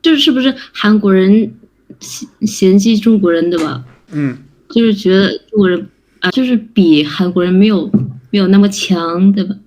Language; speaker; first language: Chinese; non-native, learner; Vietnamese